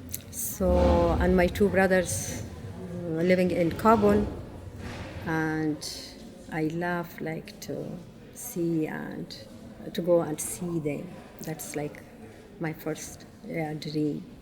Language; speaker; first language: English; non-native, learner; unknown